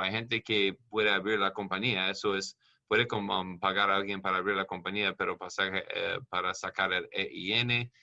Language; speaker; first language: Spanish; non-native, learner; English